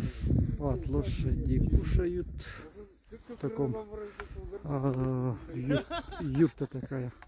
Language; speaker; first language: Russian; non-native, local second language; Yakut